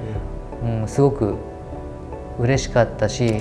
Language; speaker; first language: Japanese; native; Japanese